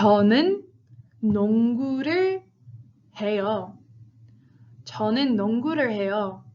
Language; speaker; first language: Korean; non-native, fluent; English